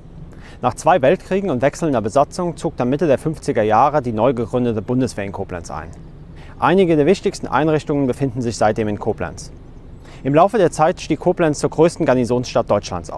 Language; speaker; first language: German; native; German